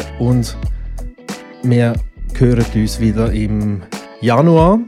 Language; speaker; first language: German; native; German